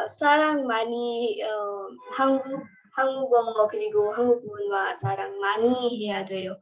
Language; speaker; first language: Korean; non-native, learner; Marathi